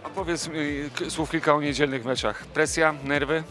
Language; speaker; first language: Polish; native; Polish